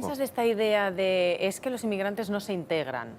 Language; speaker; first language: Spanish; native; Spanish